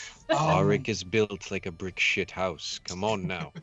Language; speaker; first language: English; native; English